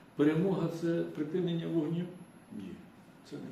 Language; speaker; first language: Ukrainian; native; Ukrainian